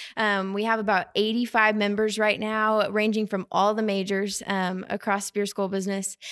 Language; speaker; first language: English; native; English